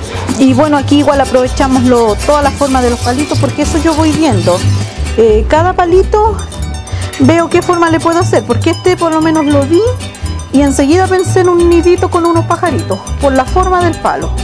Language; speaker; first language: Spanish; native; Spanish